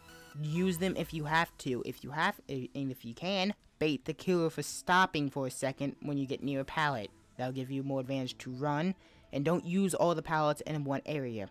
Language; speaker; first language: English; native; English